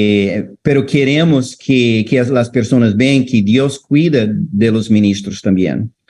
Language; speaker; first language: Spanish; non-native, fluent; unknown